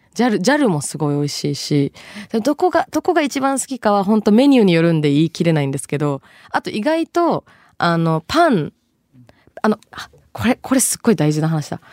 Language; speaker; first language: Japanese; early bilingual, other home language; Bangla